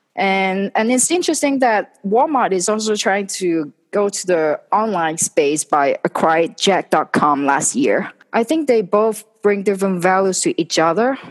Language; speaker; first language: English; non-native, local second language; Cantonese